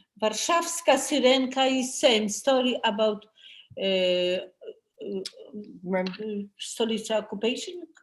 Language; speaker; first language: English; non-native, learner; Polish